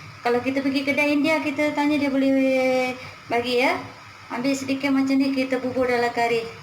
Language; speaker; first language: Malay; non-native, local second language; Tamil